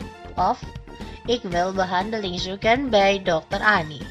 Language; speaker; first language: Dutch; non-native, fluent; Indonesian